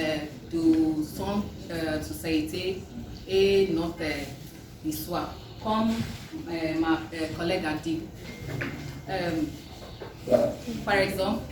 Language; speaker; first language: French; non-native, learner; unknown